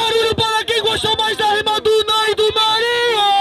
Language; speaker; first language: Portuguese; native; Portuguese